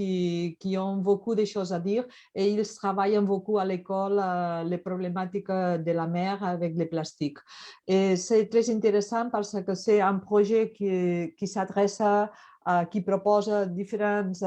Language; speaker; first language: French; non-native, learner; Catalan